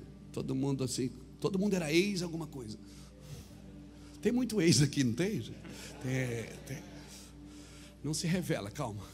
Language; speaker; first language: Portuguese; native; Portuguese